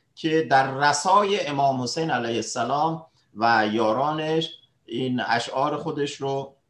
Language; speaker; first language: Persian; native; Persian